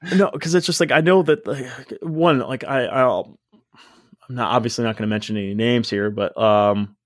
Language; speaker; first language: English; native; English